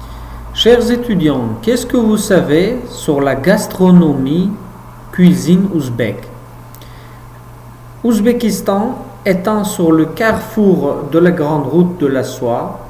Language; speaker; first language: French; non-native, fluent; Uzbek